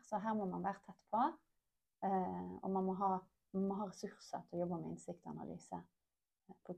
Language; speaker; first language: Norwegian; native; Norwegian